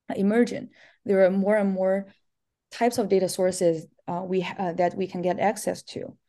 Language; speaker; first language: English; non-native, fluent; Chinese